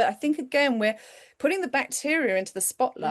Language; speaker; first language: English; native; English